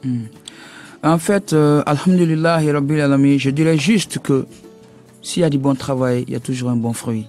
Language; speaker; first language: French; non-native, local second language; Bambara